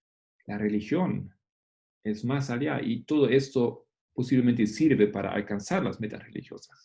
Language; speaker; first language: Spanish; non-native, fluent; Portuguese